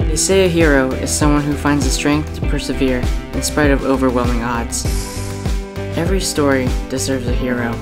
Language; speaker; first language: English; native; English